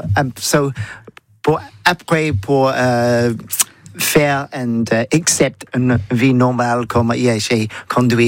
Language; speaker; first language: French; non-native, learner; English